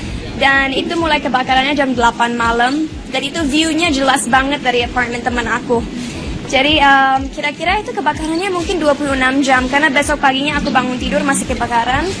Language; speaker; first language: Indonesian; non-native, local second language; English